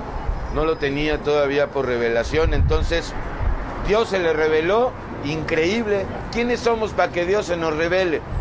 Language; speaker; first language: Spanish; native; Spanish